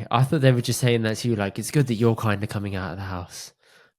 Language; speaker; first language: English; early bilingual, other home language; Punjabi